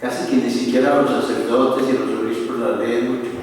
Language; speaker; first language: Spanish; native; Spanish